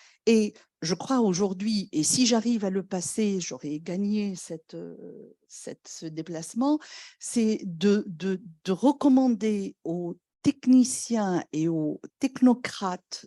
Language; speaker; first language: French; non-native, local second language; Arabic